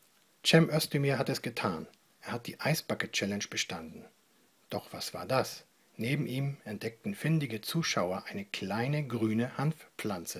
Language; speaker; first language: German; native; German